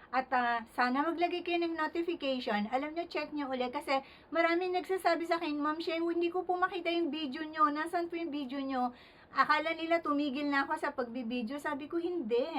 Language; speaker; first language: Filipino; native; Filipino